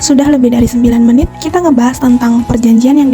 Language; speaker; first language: Indonesian; native; Indonesian